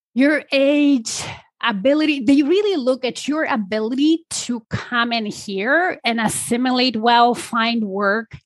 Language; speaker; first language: English; non-native, fluent; Polish